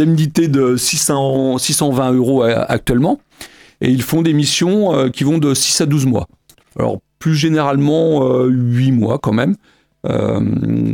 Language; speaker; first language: French; native; French